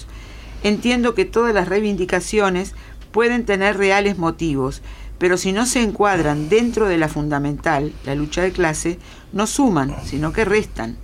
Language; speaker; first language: Spanish; native; Spanish